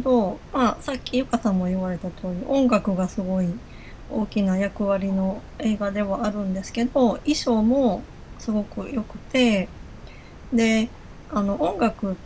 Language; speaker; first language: Japanese; native; Japanese